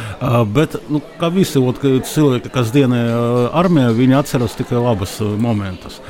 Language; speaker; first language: Latvian; non-native, local second language; Russian